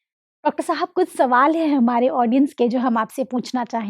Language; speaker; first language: Hindi; native; Hindi